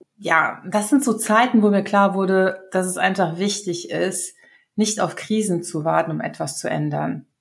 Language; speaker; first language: German; early bilingual, other home language; Serbian